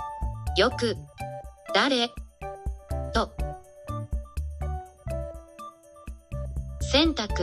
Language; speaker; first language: Japanese; non-native, learner; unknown